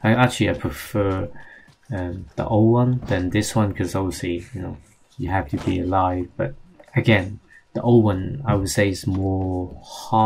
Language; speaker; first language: English; non-native, fluent; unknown